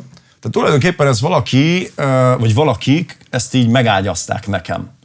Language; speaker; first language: Hungarian; native; Hungarian